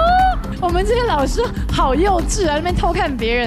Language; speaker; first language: Chinese; native; Chinese